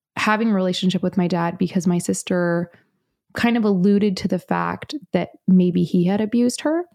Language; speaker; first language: English; native; English